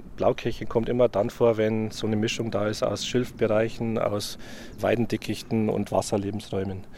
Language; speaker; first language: German; native; German